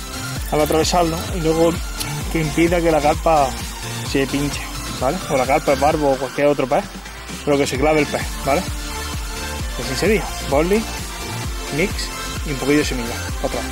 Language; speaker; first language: Spanish; native; Spanish